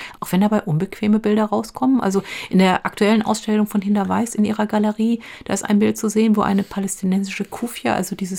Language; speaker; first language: German; native; German